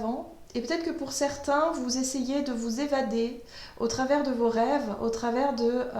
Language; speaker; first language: French; native; French